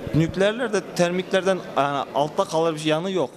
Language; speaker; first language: Turkish; native; Turkish